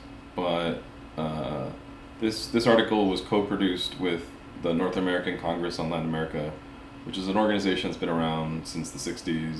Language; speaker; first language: English; early bilingual, other home language; Spanish